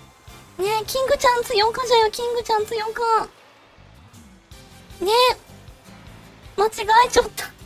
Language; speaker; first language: Japanese; native; Japanese